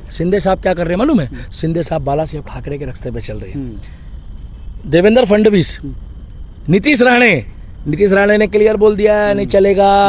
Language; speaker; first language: Hindi; native; Hindi